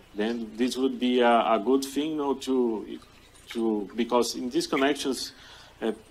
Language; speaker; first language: English; non-native, fluent; Portuguese